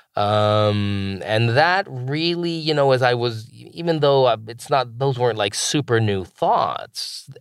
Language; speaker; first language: English; non-native, fluent; Spanish